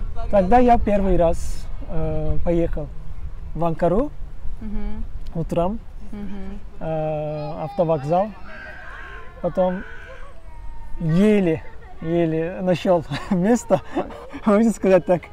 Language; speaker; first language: Russian; non-native, fluent; Turkish